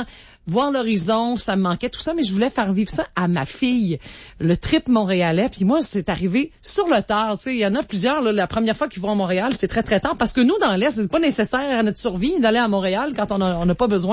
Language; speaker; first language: French; native; French